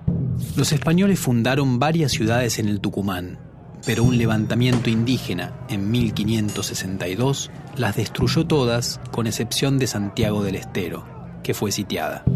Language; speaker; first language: Spanish; native; Spanish